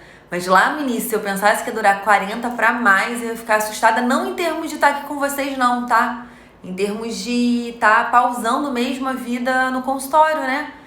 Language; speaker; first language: Portuguese; native; Portuguese